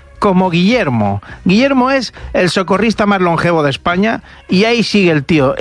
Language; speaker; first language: Spanish; native; Spanish